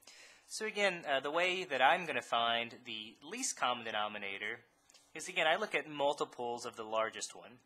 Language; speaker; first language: English; native; English